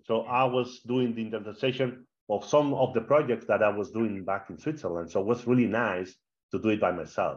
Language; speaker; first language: English; non-native, fluent; Spanish